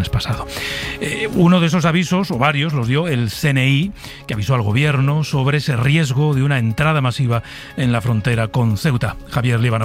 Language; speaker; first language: Spanish; native; Spanish